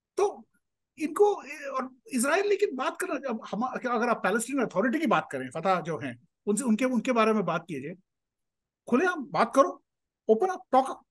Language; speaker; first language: Hindi; native; Hindi